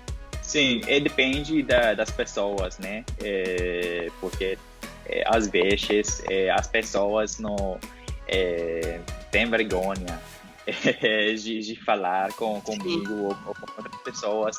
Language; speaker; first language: Portuguese; non-native, learner; Spanish